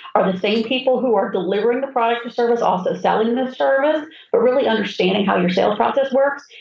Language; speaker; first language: English; native; English